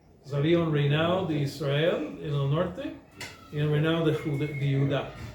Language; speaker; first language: Spanish; non-native, fluent; English